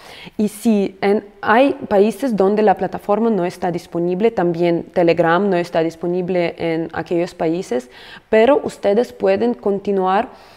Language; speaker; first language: Spanish; non-native, fluent; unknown